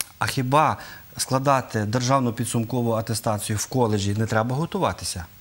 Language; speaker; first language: Ukrainian; native; Ukrainian